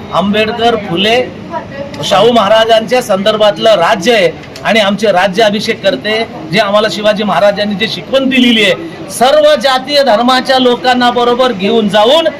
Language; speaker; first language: Marathi; native; Marathi